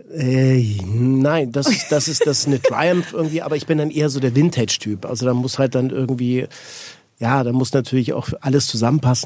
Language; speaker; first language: German; native; German